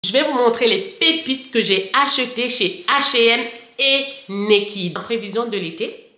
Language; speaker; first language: French; native; French